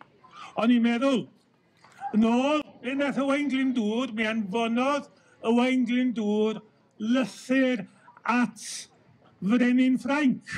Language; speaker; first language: Welsh; native; Welsh